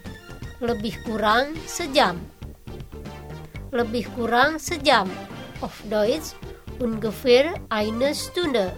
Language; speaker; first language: German; non-native, learner; Indonesian